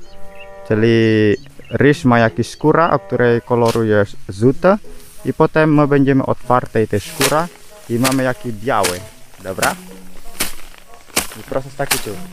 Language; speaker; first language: Polish; non-native, learner; Balinese